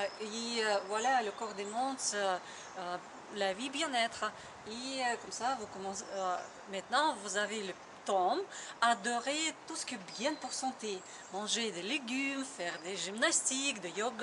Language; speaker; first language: French; non-native, learner; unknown